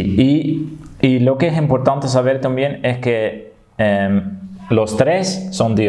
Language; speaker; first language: Spanish; non-native, fluent; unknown